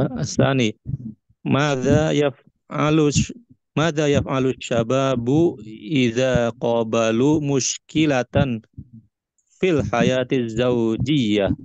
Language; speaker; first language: Arabic; non-native, learner; Indonesian